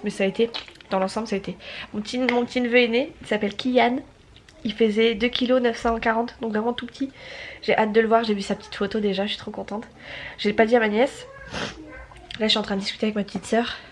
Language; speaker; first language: French; native; French